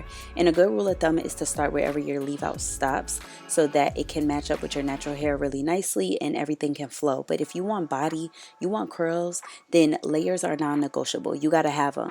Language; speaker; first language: English; native; English